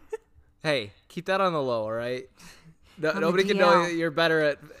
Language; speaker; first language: English; native; English